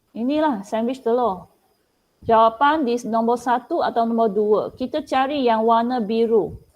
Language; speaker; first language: Malay; non-native, local second language; Chinese